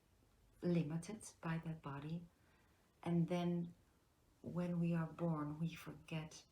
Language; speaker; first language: English; non-native, fluent; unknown